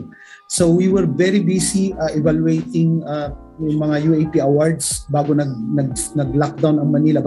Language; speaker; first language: English; non-native, local second language; Iloko